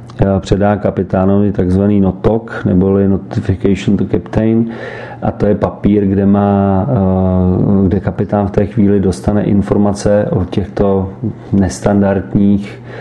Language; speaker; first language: Czech; native; Czech